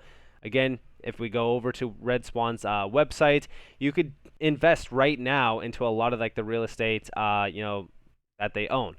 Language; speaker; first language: English; native; English